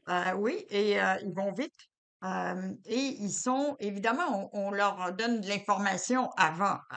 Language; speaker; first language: French; native; French